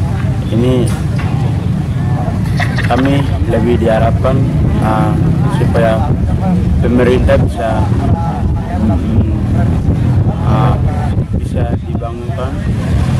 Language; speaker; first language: Indonesian; non-native, local second language; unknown